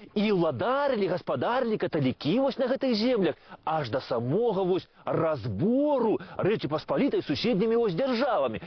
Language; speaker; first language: Belarusian; native; Belarusian